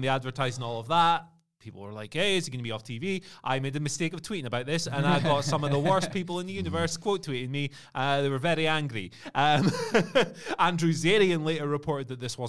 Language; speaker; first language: English; native; English